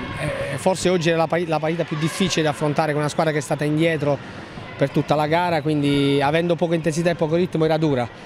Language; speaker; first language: Italian; native; Italian